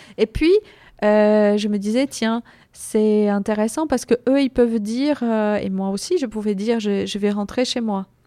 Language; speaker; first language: French; non-native, fluent; Portuguese